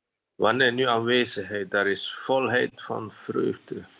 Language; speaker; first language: Dutch; non-native, fluent; Indonesian